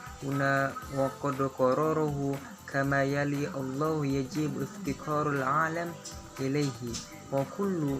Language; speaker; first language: Arabic; non-native, learner; Indonesian